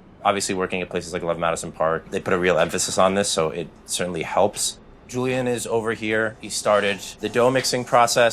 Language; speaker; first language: English; native; English